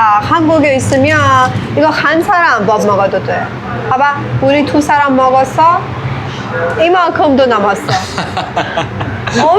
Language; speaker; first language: Korean; non-native, learner; Persian